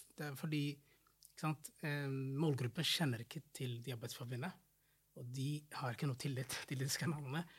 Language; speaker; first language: Norwegian; non-native, fluent; Somali